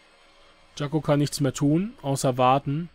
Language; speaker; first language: German; native; German